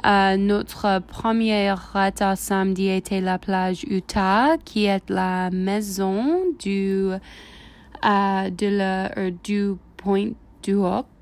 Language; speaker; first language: French; non-native, learner; English